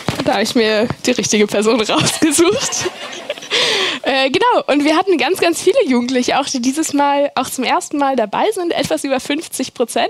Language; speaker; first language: German; native; German